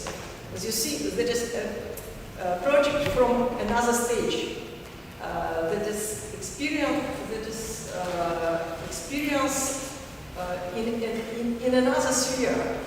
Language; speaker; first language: English; non-native, learner; Ukrainian